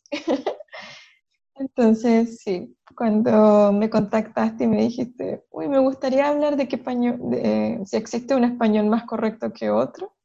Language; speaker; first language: Spanish; native; Spanish